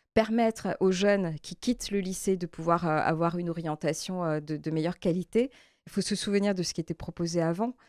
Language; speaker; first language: French; native; French